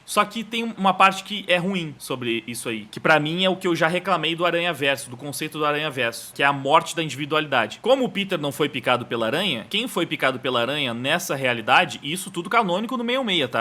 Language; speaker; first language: Portuguese; native; Portuguese